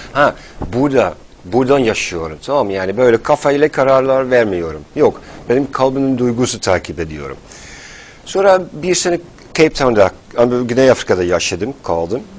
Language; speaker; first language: Turkish; non-native, fluent; Dutch